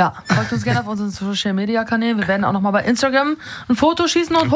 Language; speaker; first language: German; native; German